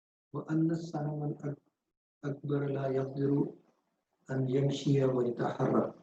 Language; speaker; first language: Arabic; non-native, learner; Urdu